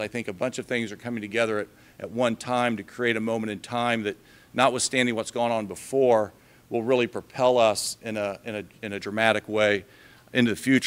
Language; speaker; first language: English; native; English